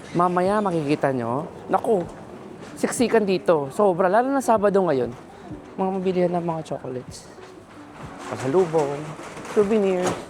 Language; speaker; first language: Filipino; non-native, local second language; Pampanga